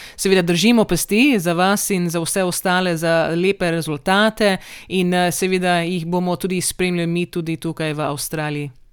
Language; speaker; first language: Slovenian; early bilingual, heritage; Slovenian